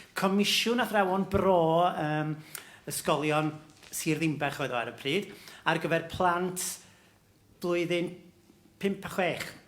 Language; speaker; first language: Welsh; native; Welsh